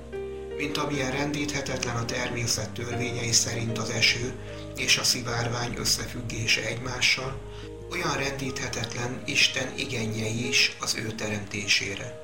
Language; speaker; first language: Hungarian; native; Hungarian